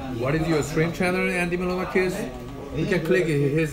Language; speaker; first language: English; non-native, fluent; Korean